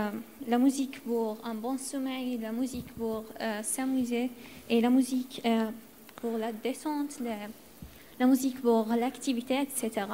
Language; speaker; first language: French; non-native, learner; Arabic